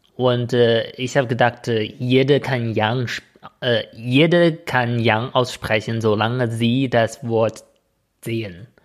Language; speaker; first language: German; non-native, fluent; Chinese